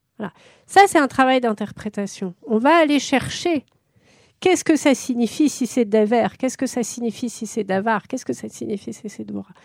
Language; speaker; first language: French; native; French